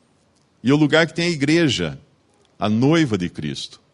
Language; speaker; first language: Portuguese; native; Portuguese